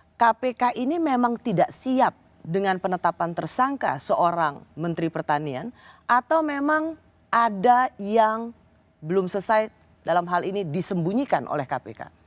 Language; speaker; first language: Indonesian; native; Indonesian